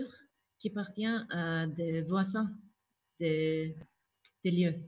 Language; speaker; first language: French; non-native, fluent; Norwegian